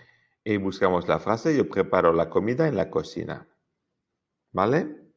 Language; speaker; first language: Spanish; non-native, fluent; French